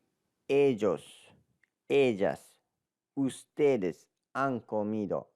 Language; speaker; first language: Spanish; non-native, learner; Japanese